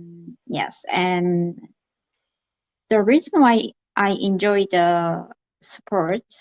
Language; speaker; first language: English; non-native, learner; Korean